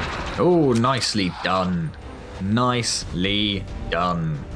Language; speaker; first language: English; native; English